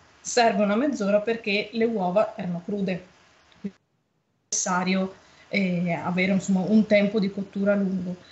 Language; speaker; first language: Italian; native; Italian